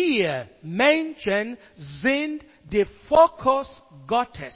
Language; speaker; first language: German; non-native, learner; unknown